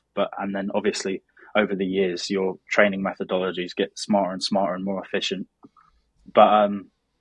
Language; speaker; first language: English; native; English